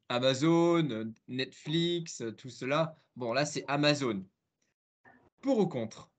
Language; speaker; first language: French; non-native, fluent; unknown